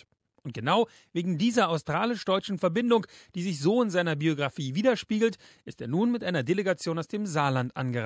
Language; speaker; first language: German; native; German